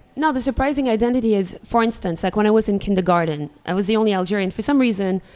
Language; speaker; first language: English; early bilingual, other home language; Arabic